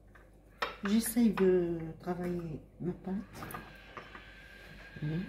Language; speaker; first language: French; non-native, local second language; Arabic